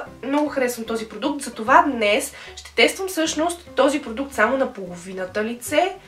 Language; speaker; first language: Bulgarian; native; Bulgarian